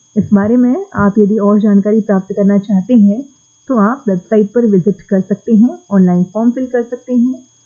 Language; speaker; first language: Hindi; native; Hindi